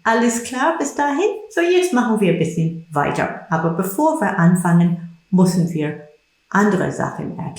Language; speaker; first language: German; non-native, fluent; English